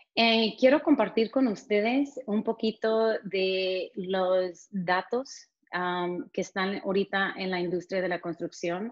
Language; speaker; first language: Spanish; early bilingual, heritage; Spanish